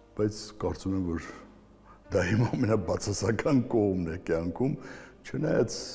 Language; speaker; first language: Armenian; native; Armenian